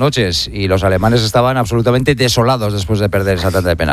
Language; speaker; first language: Spanish; native; Spanish